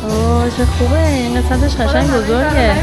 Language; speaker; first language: Persian; native; Persian